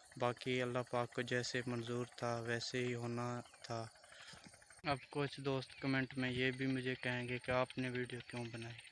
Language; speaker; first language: Urdu; non-native, local second language; Saraiki